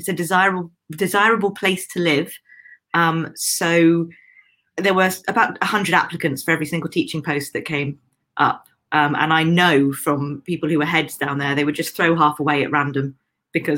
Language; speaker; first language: English; native; English